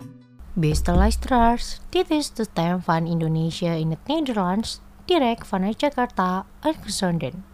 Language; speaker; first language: Dutch; non-native, fluent; Indonesian